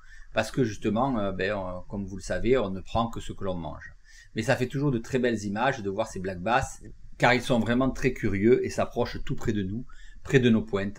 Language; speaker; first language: French; native; French